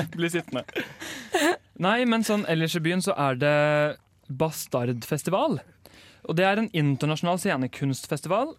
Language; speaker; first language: Norwegian; native; Norwegian